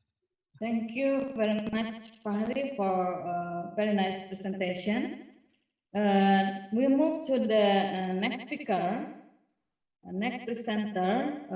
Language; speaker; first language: English; non-native, learner; Indonesian